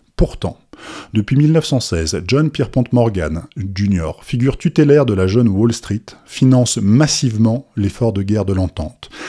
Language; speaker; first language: French; native; French